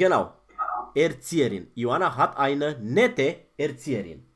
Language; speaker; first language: German; non-native, fluent; Romanian